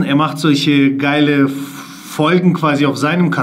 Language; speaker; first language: German; native; German